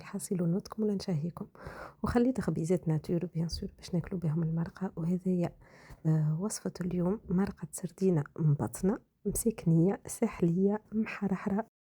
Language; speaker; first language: Arabic; native; Arabic